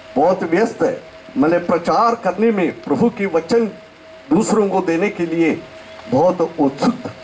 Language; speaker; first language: Hindi; non-native, local second language; Malayalam